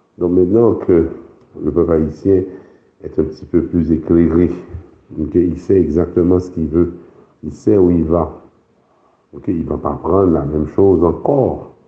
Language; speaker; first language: French; non-native, local second language; Haitian Creole